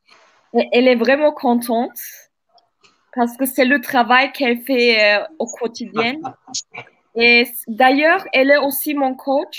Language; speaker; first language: French; non-native, fluent; Turkish